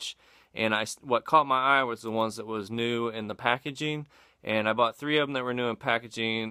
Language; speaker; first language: English; native; English